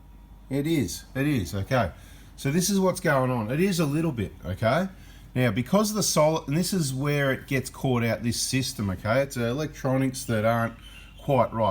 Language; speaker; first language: English; native; English